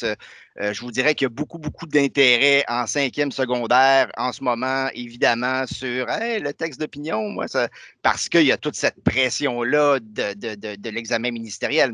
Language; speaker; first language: French; native; French